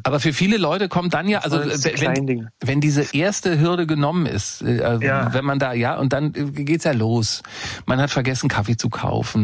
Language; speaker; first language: German; native; German